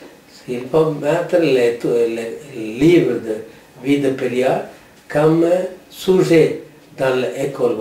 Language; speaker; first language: French; non-native, learner; Tamil